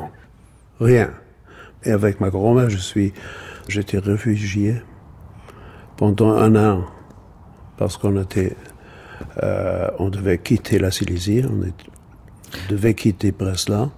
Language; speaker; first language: French; non-native, fluent; German